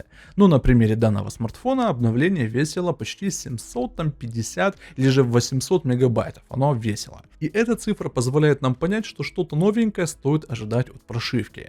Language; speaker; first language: Russian; native; Russian